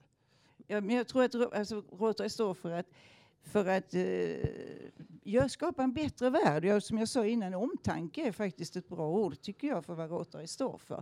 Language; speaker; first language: Swedish; native; Swedish